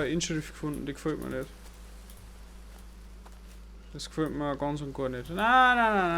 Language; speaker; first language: German; native; German